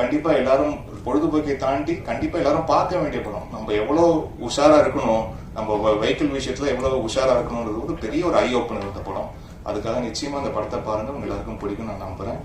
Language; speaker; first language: Tamil; native; Tamil